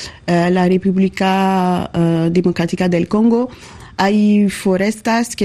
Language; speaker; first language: Spanish; non-native, learner; French